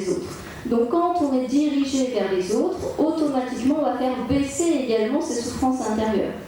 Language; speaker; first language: French; native; French